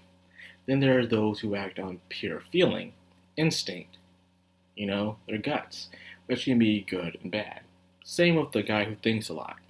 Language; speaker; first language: English; native; English